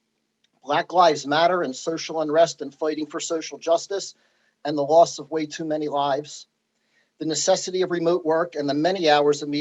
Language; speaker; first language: English; native; English